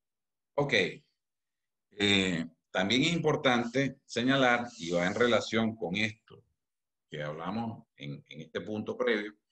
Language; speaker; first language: Spanish; native; Spanish